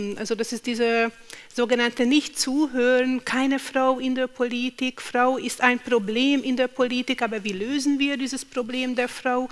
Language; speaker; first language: German; non-native, fluent; Hungarian